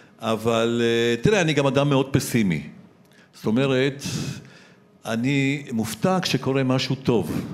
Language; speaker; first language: Hebrew; early bilingual, other home language; Polish